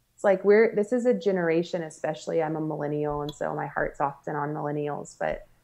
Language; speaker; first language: English; native; English